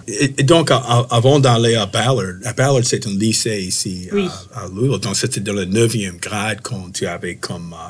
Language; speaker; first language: French; non-native, fluent; English